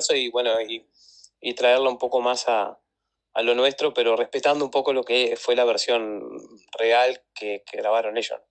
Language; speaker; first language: Spanish; native; Spanish